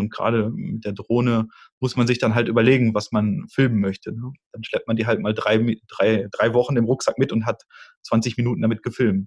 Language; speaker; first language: German; native; German